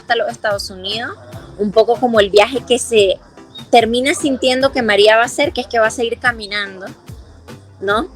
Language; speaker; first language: Spanish; native; Spanish